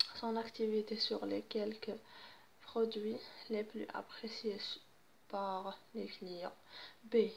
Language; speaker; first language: French; non-native, local second language; Arabic